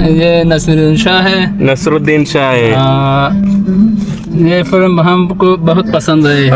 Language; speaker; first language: Hindi; non-native, learner; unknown